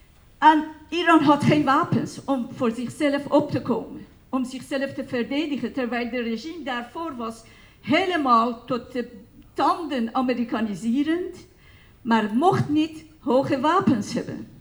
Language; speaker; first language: Dutch; non-native, fluent; Persian